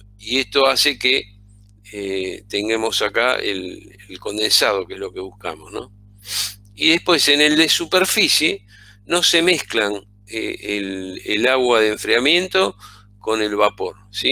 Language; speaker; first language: Spanish; native; Spanish